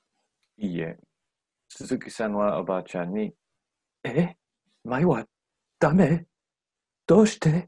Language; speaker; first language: Japanese; non-native, learner; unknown